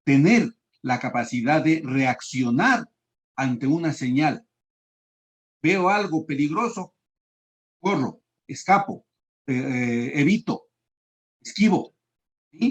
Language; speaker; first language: Spanish; native; Spanish